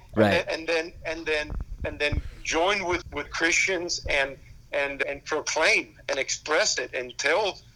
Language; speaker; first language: English; early bilingual, other home language; Spanish